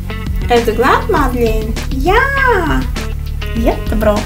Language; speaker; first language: Swedish; non-native, fluent; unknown